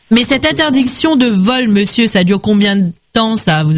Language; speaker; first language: French; native; French